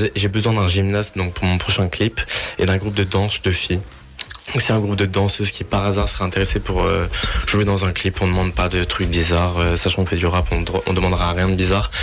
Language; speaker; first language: French; native; French